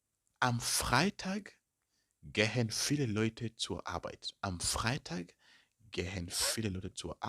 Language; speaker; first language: German; non-native, learner; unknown